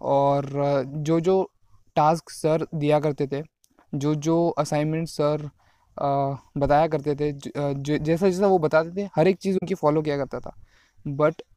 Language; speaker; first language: Hindi; non-native, local second language; Marathi